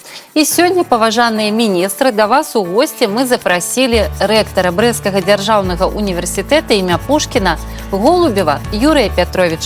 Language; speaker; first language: Belarusian; native; Belarusian